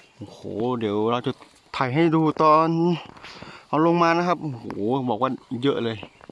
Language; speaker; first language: Thai; non-native, local second language; Karen languages